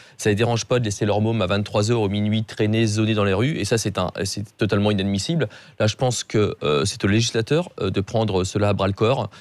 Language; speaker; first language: French; native; French